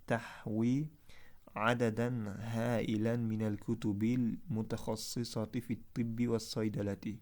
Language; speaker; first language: Arabic; non-native, fluent; Uzbek